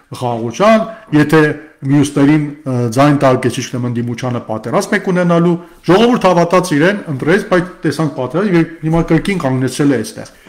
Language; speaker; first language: Armenian; early bilingual, heritage; Armenian